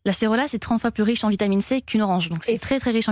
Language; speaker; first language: French; native; French